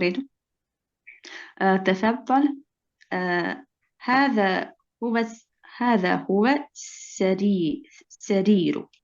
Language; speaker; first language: Arabic; non-native, learner; Bosnian